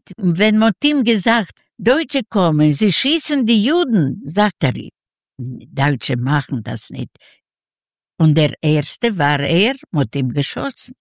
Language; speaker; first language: German; non-native, learner; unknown